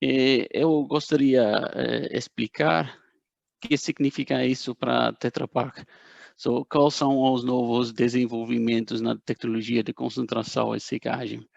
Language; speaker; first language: Portuguese; non-native, fluent; Dutch